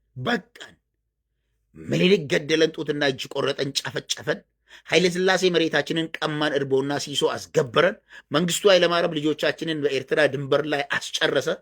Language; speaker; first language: Amharic; non-native, local second language; Oromo